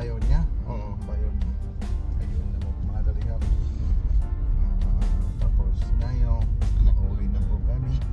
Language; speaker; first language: Filipino; non-native, learner; Hindi